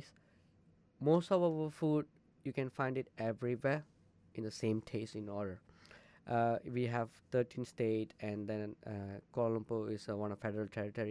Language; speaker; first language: English; non-native, local second language; Tamil